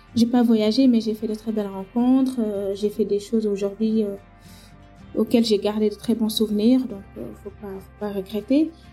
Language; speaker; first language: French; non-native, local second language; Wolof